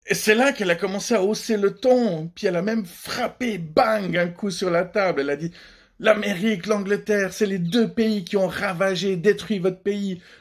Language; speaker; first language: French; early bilingual, other home language; Persian